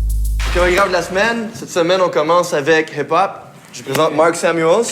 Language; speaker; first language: French; native; French